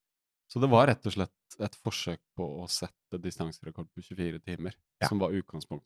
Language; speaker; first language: Norwegian; native; Norwegian